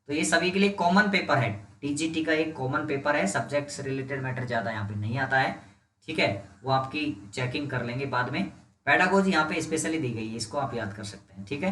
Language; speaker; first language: Hindi; native; Hindi